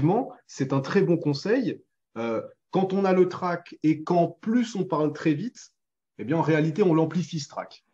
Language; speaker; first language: French; native; French